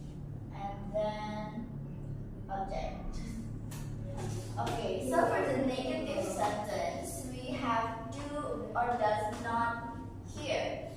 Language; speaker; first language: English; non-native, learner; Indonesian